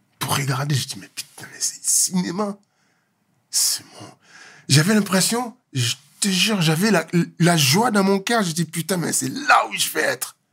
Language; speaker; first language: French; non-native, local second language; Lingala